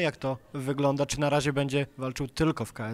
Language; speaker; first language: Polish; native; Polish